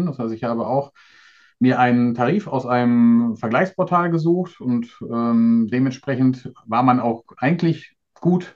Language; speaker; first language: German; native; German